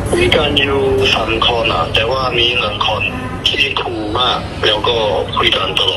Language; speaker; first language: Thai; non-native, learner; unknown